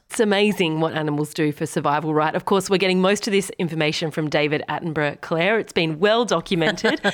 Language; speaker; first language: English; native; English